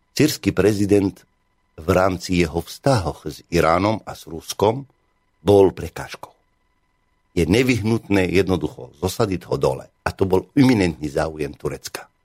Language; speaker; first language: Slovak; non-native, fluent; Arabic